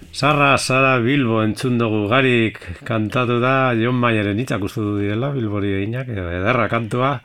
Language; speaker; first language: Basque; native; Basque